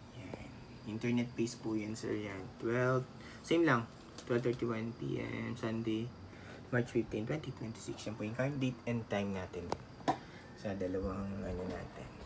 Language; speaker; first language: Filipino; native; Filipino